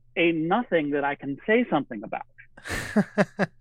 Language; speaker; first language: English; native; English